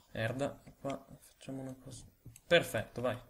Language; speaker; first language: Italian; native; Italian